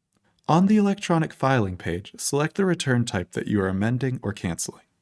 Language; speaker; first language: English; native; English